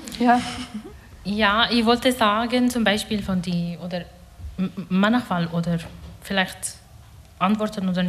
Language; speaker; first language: German; non-native, learner; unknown